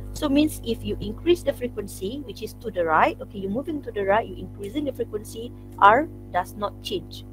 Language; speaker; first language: English; non-native, local second language; Malay